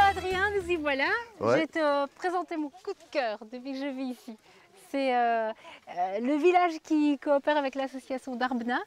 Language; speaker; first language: French; native; French